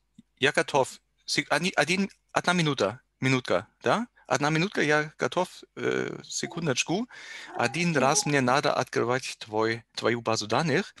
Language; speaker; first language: Russian; non-native, learner; German